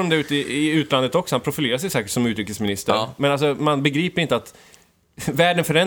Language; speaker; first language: Swedish; native; Swedish